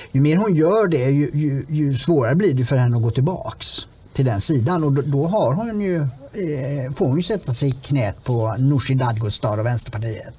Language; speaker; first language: Swedish; native; Swedish